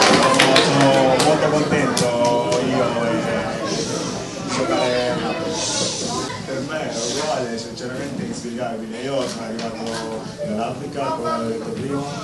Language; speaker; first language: Italian; non-native, fluent; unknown